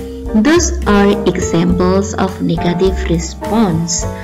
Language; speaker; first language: English; non-native, fluent; Indonesian